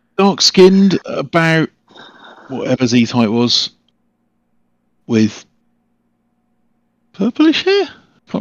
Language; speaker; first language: English; native; English